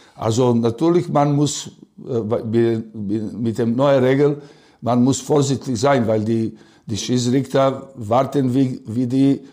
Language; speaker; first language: German; non-native, learner; Serbian